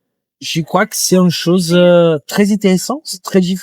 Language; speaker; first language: French; non-native, learner; Portuguese